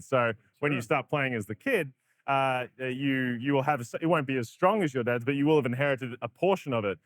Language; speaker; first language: English; native; English